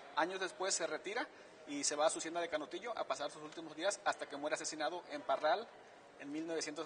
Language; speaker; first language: Spanish; native; Spanish